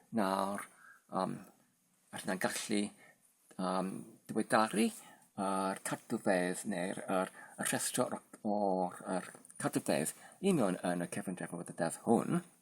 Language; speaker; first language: Welsh; non-native, learner; Polish